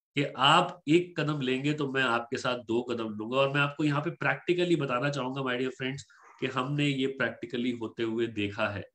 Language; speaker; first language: Hindi; native; Hindi